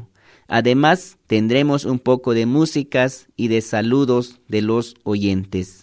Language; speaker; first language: Spanish; native; Spanish